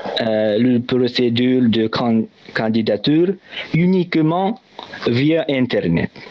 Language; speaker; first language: French; non-native, learner; Japanese